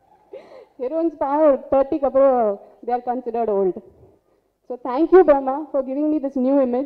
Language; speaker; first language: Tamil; non-native, local second language; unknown